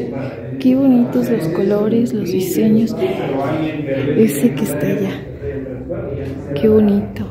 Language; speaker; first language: Spanish; native; Spanish